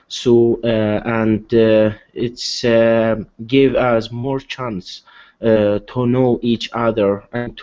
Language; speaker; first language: English; non-native, learner; Arabic